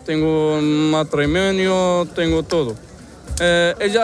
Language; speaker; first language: Spanish; non-native, learner; Arabic